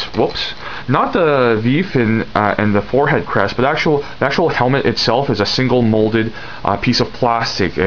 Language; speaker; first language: English; native; English